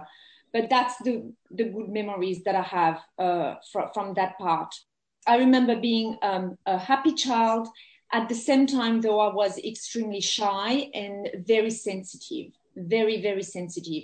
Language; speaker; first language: English; non-native, fluent; French